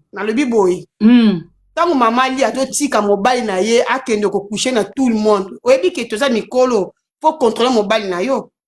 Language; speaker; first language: Lingala; non-native, local second language; Kongo